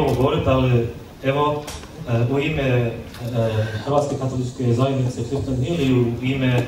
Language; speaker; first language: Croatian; early bilingual, heritage; Croatian